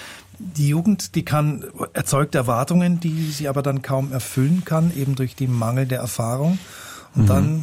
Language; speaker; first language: German; native; German